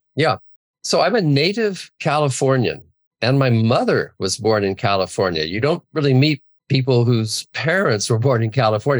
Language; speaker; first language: English; native; English